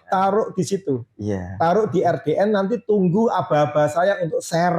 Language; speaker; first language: Indonesian; native; Indonesian